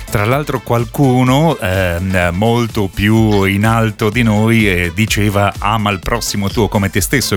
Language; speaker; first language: Italian; native; Italian